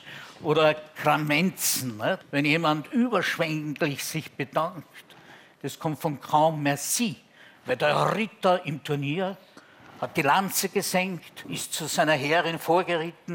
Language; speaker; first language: German; native; German